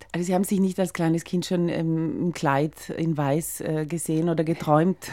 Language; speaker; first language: German; native; German